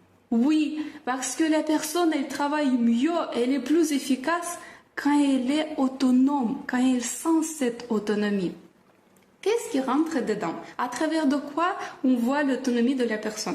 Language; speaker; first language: French; non-native, fluent; Russian